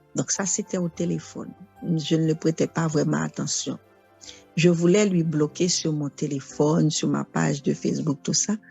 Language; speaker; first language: French; non-native, local second language; Haitian Creole